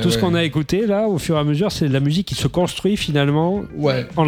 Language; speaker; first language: French; native; French